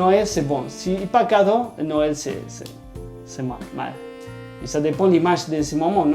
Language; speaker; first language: French; non-native, learner; Spanish